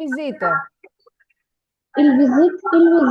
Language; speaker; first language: French; non-native, learner; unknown